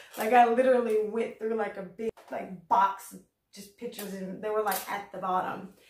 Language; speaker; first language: English; native; English